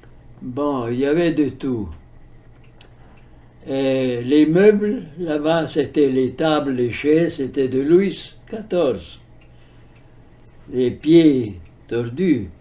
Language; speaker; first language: French; early bilingual, heritage; French